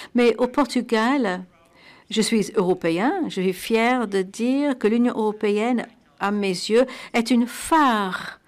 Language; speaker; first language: French; non-native, fluent; Portuguese